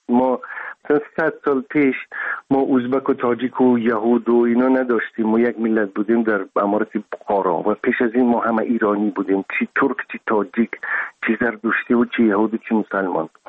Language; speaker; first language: Persian; non-native, local second language; Russian